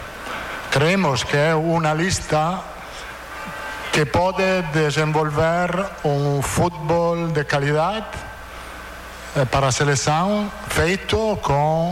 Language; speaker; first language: Portuguese; non-native, fluent; Italian